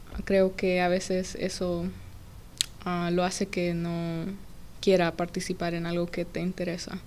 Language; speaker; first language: Spanish; early bilingual, heritage; English